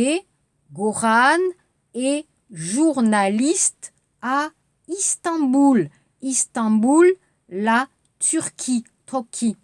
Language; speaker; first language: French; native; French